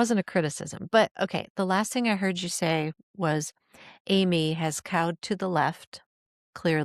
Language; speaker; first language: English; native; English